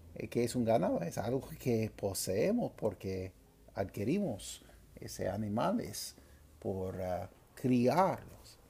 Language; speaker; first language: Spanish; non-native, fluent; English